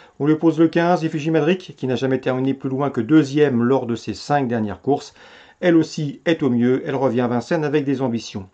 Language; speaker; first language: French; native; French